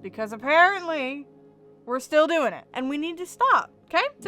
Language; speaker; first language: English; native; English